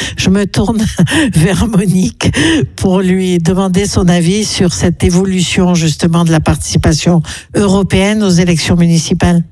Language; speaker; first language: French; native; French